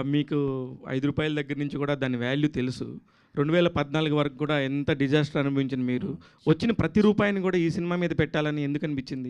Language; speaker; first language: Telugu; native; Telugu